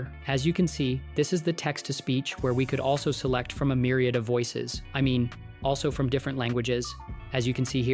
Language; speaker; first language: English; native; English